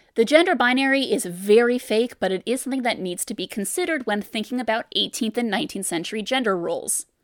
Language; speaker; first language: English; native; English